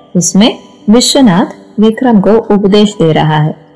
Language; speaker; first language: Hindi; non-native, local second language; Malayalam